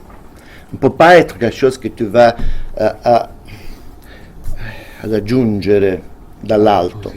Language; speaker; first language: French; non-native, fluent; Italian